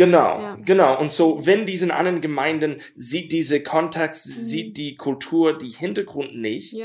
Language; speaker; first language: German; non-native, learner; English